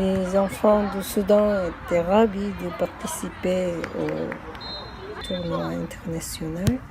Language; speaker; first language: French; non-native, fluent; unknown